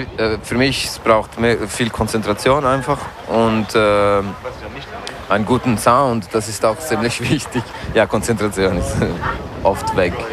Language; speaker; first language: German; non-native, fluent; French